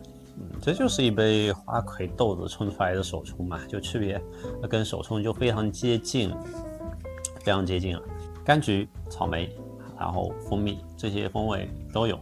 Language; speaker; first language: Chinese; native; Chinese